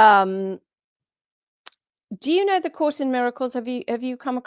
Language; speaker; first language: English; native; English